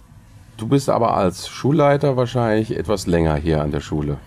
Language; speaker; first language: German; native; German